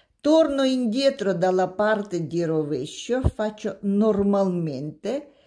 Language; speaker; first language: Italian; non-native, learner; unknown